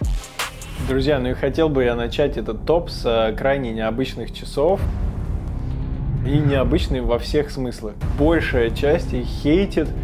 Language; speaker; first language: Russian; native; Russian